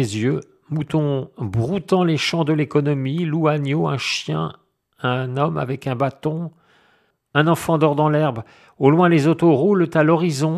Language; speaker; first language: French; native; French